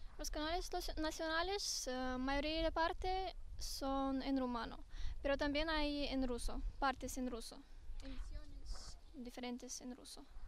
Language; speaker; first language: Spanish; non-native, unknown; Romanian